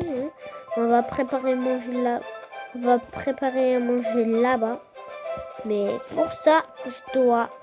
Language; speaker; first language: French; non-native, fluent; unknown